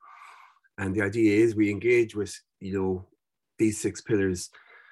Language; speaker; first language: English; native; English